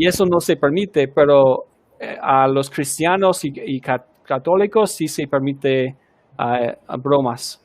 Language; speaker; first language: Spanish; early bilingual, heritage; Spanish